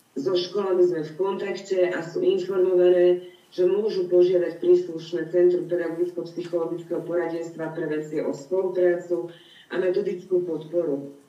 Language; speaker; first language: Slovak; native; Slovak